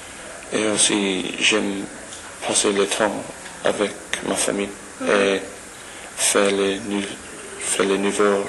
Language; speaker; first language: French; non-native, learner; English